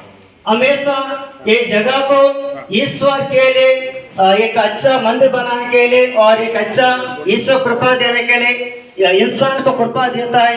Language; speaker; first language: Hindi; non-native, local second language; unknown